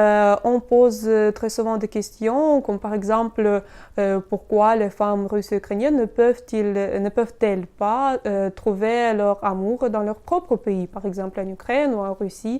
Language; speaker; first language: French; non-native, fluent; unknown